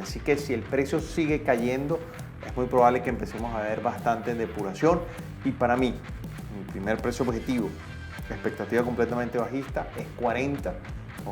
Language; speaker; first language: Spanish; native; Spanish